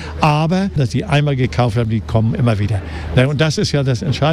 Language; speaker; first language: German; native; German